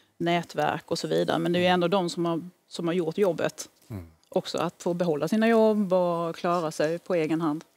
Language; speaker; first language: Swedish; native; Swedish